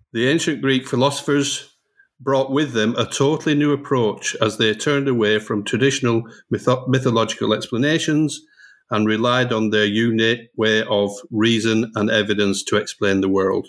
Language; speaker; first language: English; native; English